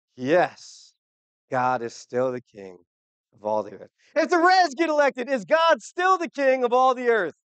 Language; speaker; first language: English; native; English